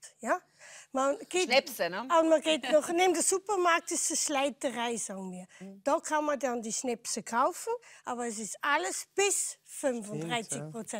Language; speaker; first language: German; non-native, fluent; Dutch